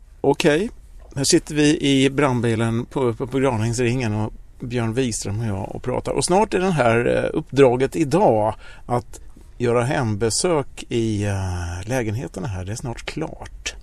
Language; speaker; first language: Swedish; native; Swedish